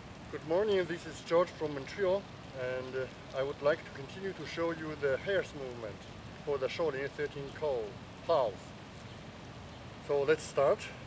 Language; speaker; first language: English; non-native, fluent; Chinese